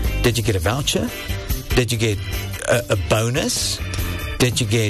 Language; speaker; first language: English; non-native, local second language; Afrikaans